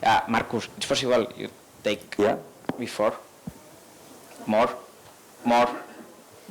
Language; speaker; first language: English; non-native, learner; Spanish